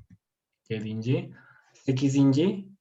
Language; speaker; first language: Turkish; non-native, fluent; Spanish